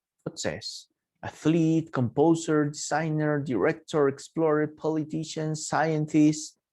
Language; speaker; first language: English; non-native, fluent; Spanish